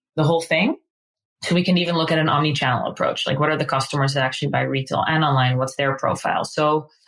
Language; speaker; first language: English; non-native, fluent; Dutch